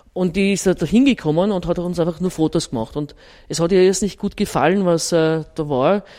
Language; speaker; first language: German; native; German